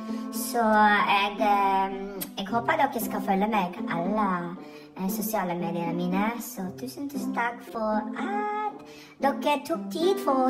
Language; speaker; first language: Norwegian; non-native, fluent; Iloko